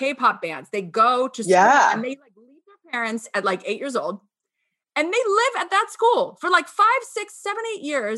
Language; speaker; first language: English; native; English